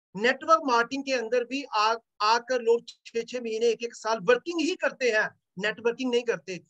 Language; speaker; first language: Hindi; native; Hindi